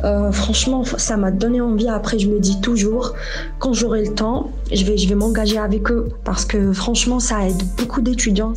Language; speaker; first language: French; non-native, local second language; Arabic